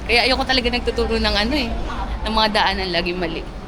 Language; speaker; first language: Filipino; native; Filipino